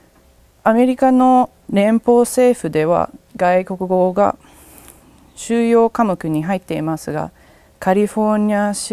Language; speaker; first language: Japanese; non-native, learner; English